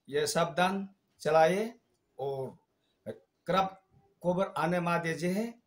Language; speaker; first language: Hindi; non-native, local second language; Nyishi